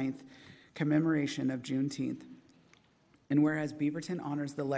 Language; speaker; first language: English; native; English